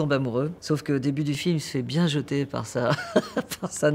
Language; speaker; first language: French; native; French